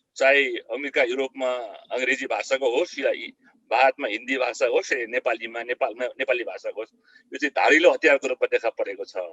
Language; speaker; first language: Nepali; non-native, local second language; Eastern Tamang